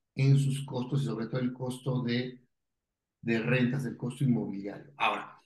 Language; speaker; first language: Spanish; native; Spanish